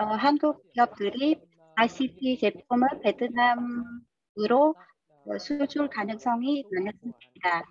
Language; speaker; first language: Korean; non-native, fluent; Vietnamese